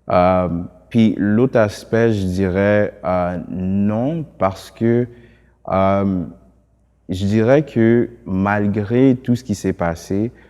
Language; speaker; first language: French; early bilingual, other home language; Haitian Creole